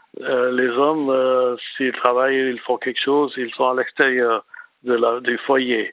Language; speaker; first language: French; non-native, fluent; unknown